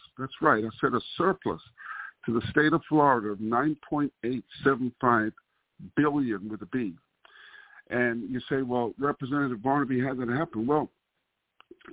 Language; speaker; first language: English; native; English